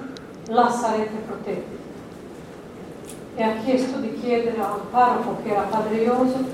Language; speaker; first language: Italian; non-native, fluent; Croatian